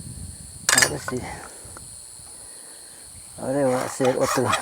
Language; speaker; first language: Spanish; non-native, local second language; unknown